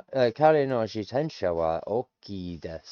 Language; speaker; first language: Japanese; non-native, learner; English